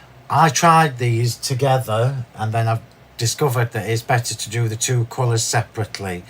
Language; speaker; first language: English; native; English